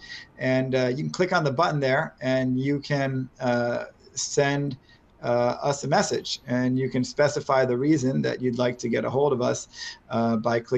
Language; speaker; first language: English; native; English